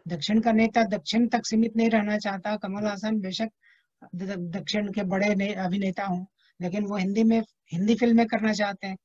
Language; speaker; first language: Hindi; native; Hindi